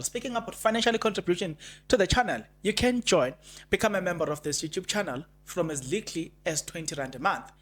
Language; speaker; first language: English; non-native, local second language; Zulu